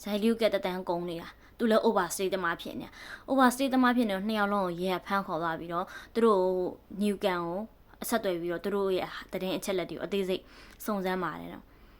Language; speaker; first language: Burmese; native; Burmese